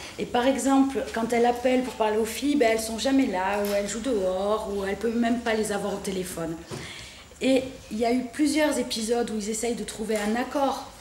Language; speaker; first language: French; native; French